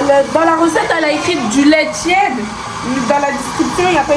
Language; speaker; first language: French; native; French